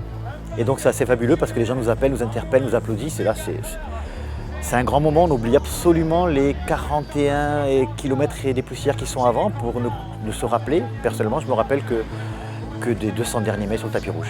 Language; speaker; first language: French; native; French